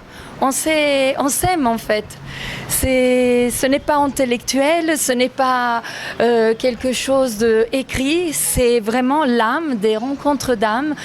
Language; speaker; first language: French; non-native, fluent; Italian